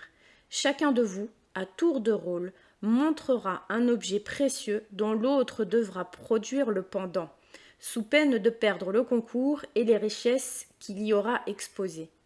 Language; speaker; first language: French; native; French